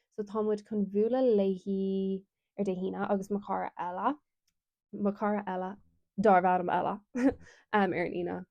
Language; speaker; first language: Irish; non-native, local second language; English